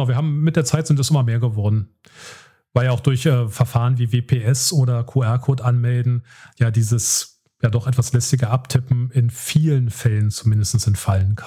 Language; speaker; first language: German; native; German